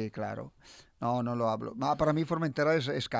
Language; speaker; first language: Spanish; non-native, fluent; Italian